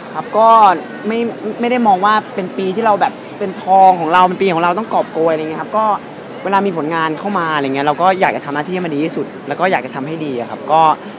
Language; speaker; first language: Thai; native; Thai